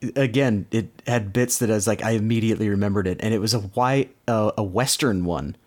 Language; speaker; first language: English; native; English